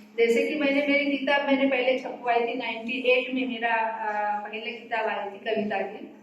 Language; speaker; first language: Hindi; non-native, local second language; Gondi